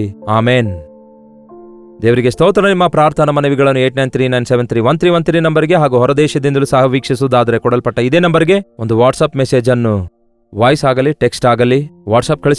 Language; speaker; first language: Kannada; native; Kannada